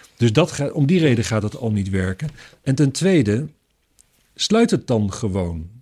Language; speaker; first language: Dutch; native; Dutch